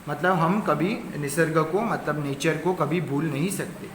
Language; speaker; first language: Hindi; non-native, local second language; Marathi